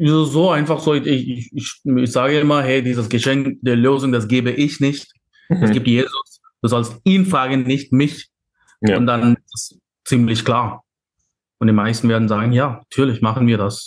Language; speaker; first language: German; non-native, fluent; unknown